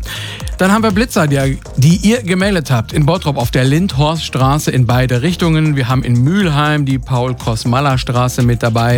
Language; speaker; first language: German; native; German